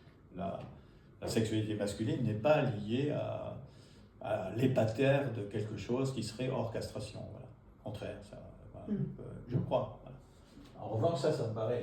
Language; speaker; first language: French; native; French